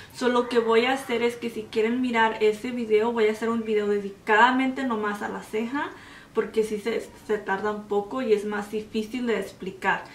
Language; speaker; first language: Spanish; early bilingual, heritage; Spanish